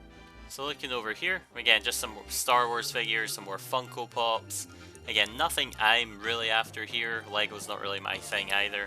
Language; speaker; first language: English; native; English